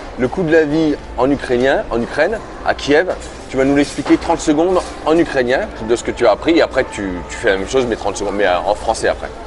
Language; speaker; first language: French; native; French